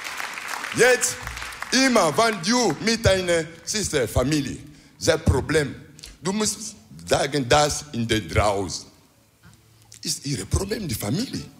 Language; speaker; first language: German; non-native, learner; French